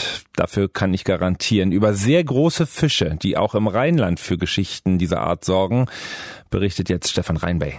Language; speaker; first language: German; native; German